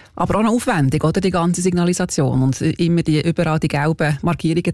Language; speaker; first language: German; native; German